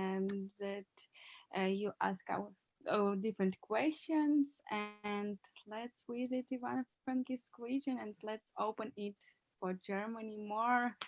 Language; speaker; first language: English; non-native, learner; Ukrainian